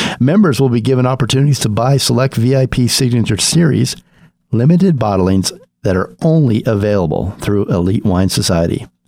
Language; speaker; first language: English; native; English